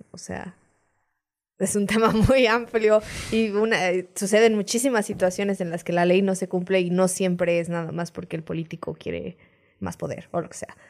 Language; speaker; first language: Spanish; native; Spanish